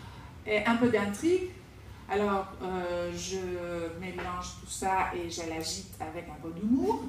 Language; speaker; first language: French; non-native, fluent; Spanish